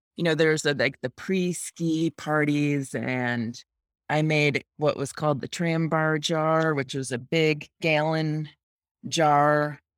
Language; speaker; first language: English; native; English